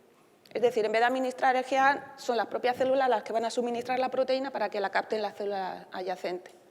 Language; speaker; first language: Spanish; native; Spanish